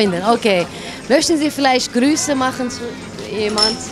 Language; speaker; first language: German; non-native, learner; Dutch